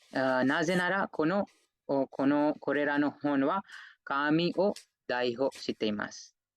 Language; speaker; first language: Japanese; non-native, fluent; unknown